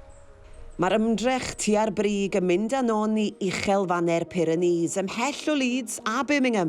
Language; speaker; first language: Welsh; native; Welsh